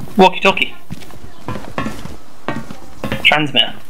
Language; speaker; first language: English; native; English